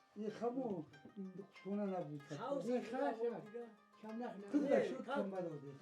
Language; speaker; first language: Russian; non-native, learner; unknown